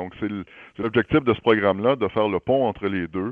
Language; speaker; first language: French; native; French